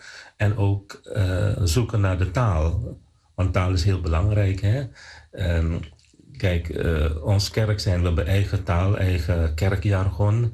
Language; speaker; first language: Dutch; non-native, fluent; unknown